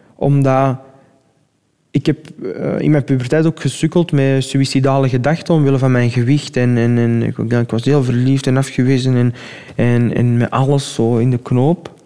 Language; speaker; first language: Dutch; early bilingual, other home language; Arabic